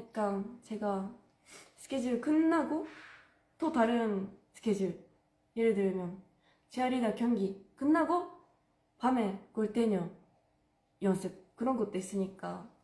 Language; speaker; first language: Korean; non-native, fluent; Japanese